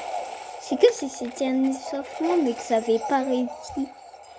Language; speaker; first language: French; native; French